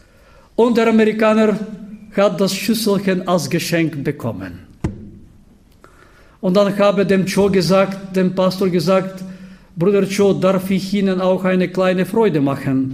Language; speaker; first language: German; non-native, fluent; Bulgarian